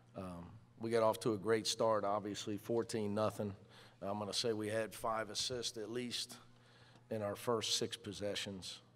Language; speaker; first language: English; native; English